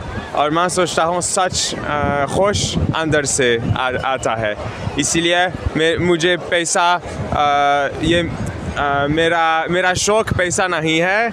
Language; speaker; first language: Hindi; non-native, learner; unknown